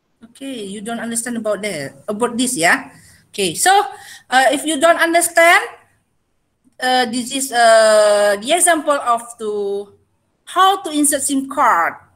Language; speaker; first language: English; non-native, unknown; Indonesian